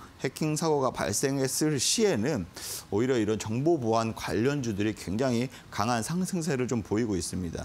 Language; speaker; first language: Korean; native; Korean